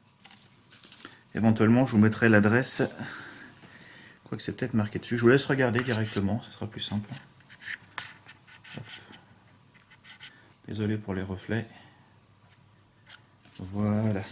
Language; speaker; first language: French; native; French